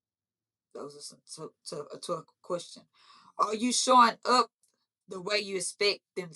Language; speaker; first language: English; native; English